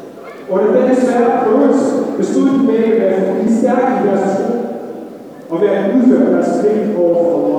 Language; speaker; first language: Danish; non-native, fluent; Arabic